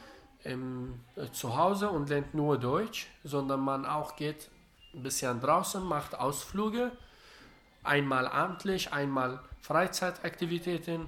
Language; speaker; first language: German; non-native, learner; Arabic